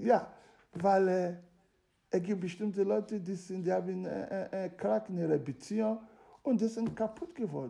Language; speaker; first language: German; non-native, fluent; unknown